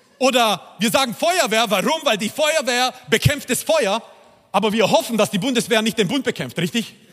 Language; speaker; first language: German; non-native, fluent; Croatian